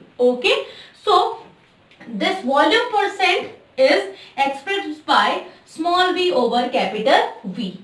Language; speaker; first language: English; non-native, local second language; Hindi